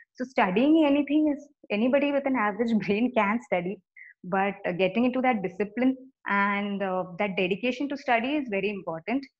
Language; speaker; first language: English; non-native, local second language; Malayalam